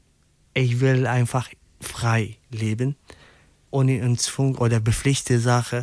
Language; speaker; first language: German; non-native, local second language; Arabic